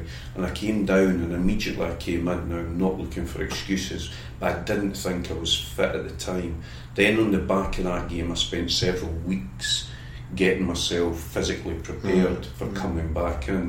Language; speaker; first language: English; native; English